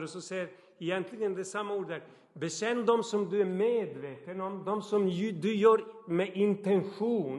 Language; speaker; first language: Swedish; non-native, fluent; Serbian